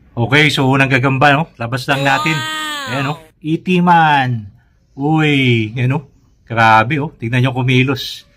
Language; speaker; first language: Filipino; native; Filipino